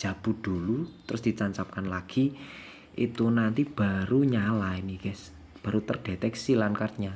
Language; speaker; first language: Indonesian; native; Indonesian